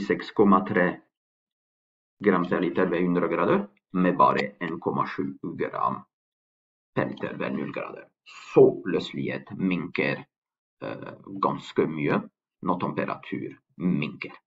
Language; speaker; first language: Norwegian; non-native, fluent; French